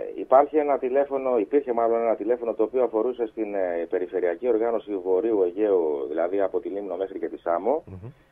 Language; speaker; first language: Greek; native; Greek